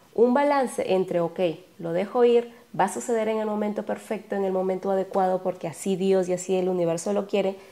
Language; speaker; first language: Spanish; native; Spanish